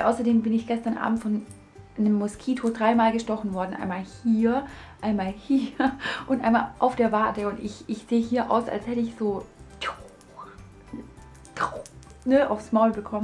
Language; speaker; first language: German; native; German